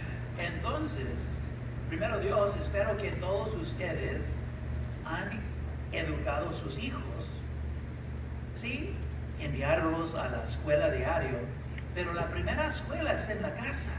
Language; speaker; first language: Spanish; early bilingual, heritage; English